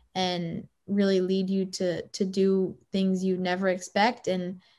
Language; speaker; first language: English; native; English